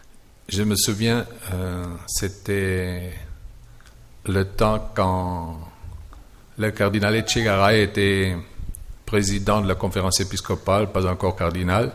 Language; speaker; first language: French; non-native, fluent; German